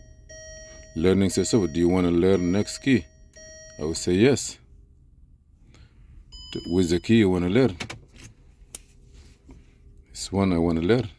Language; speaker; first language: English; non-native, fluent; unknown